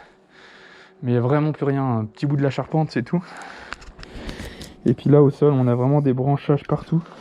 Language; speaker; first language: French; native; French